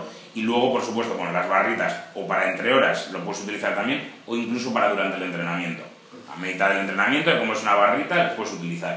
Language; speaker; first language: Spanish; native; Spanish